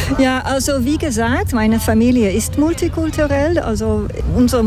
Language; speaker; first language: German; non-native, fluent; Dutch